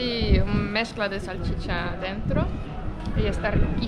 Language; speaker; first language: Spanish; non-native, fluent; Estonian